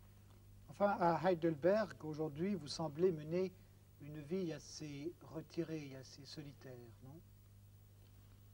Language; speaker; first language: French; native; French